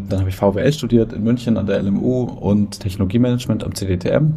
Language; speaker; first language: German; native; German